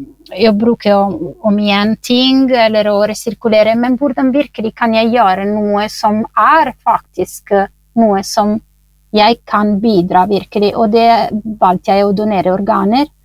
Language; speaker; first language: Norwegian; non-native, fluent; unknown